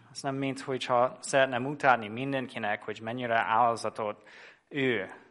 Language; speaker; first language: Hungarian; non-native, fluent; English